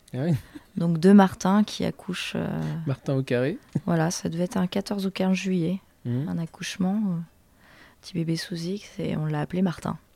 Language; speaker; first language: French; native; French